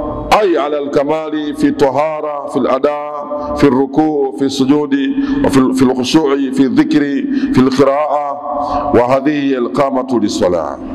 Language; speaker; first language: Arabic; non-native, fluent; Swahili